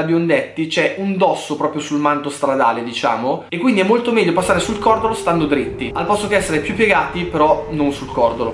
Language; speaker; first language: Italian; native; Italian